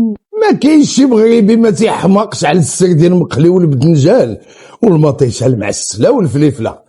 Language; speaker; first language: Arabic; native; Arabic